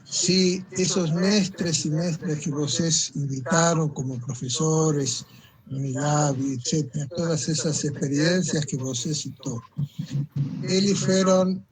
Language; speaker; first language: Portuguese; non-native, fluent; Spanish